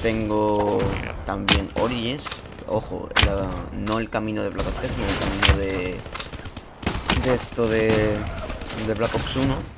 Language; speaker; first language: Spanish; native; Spanish